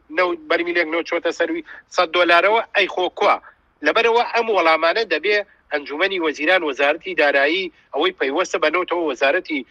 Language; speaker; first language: Central Kurdish; native; Central Kurdish